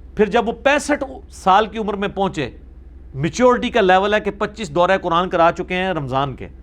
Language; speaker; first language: Urdu; non-native, local second language; Punjabi